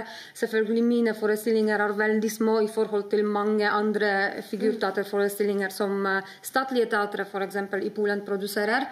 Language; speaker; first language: Norwegian; non-native, fluent; Polish